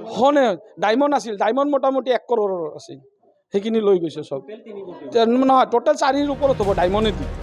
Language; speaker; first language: Assamese; native; Assamese